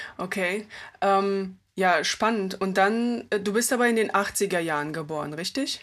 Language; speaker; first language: German; early bilingual, other home language; Russian